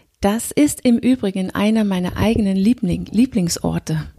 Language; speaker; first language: German; non-native, fluent; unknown